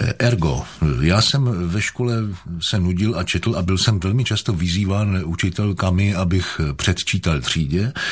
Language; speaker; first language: Czech; native; Czech